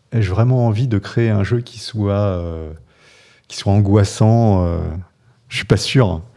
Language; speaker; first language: French; native; French